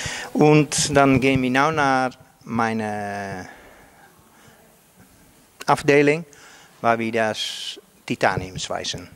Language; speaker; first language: German; non-native, learner; Dutch